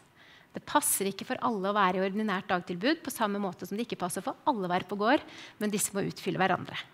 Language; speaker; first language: Norwegian; native; Norwegian